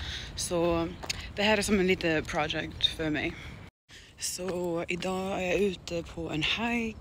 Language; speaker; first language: Swedish; early bilingual, heritage; Swedish